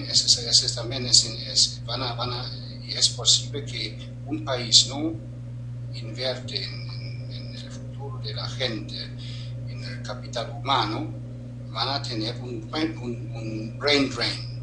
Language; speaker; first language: Spanish; non-native, fluent; German